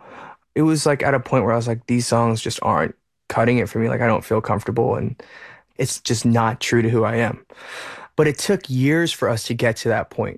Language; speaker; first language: English; early bilingual, other home language; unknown